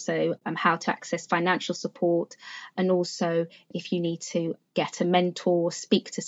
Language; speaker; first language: English; native; English